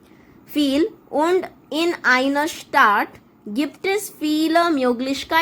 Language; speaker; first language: German; non-native, fluent; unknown